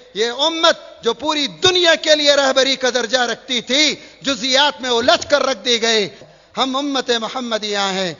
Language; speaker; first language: Urdu; native; Urdu